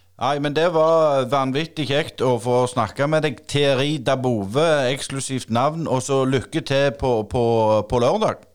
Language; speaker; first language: Norwegian; native; Norwegian